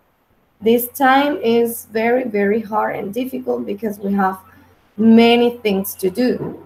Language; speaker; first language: English; non-native, learner; Spanish